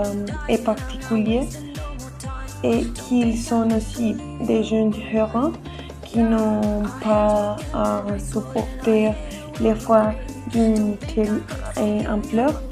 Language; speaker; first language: French; non-native, learner; Spanish